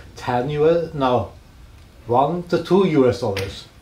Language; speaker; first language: English; non-native, fluent; Swedish